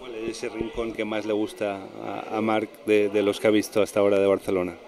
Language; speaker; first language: Spanish; native; Spanish